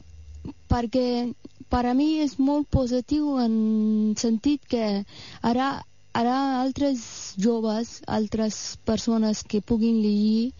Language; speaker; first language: Catalan; non-native, fluent; Persian